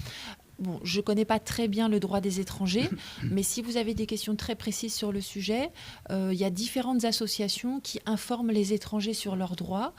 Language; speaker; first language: French; native; French